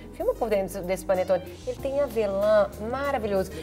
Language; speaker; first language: Portuguese; native; Portuguese